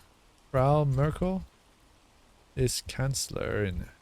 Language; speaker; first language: German; non-native, learner; English